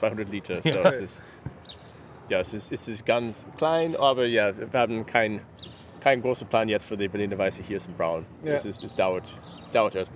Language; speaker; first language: German; non-native, learner; English